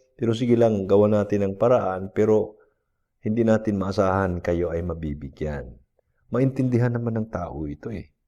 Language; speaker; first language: Filipino; non-native, local second language; Cebuano